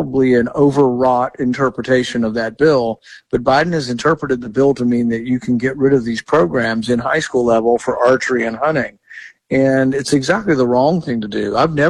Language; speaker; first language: English; native; English